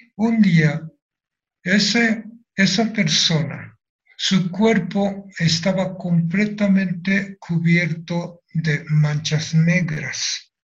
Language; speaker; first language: Spanish; non-native, fluent; Japanese